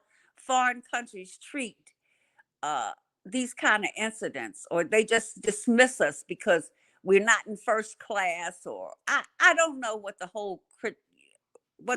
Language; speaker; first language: English; native; English